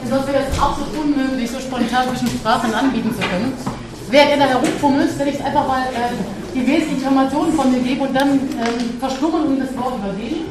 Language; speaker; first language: German; native; German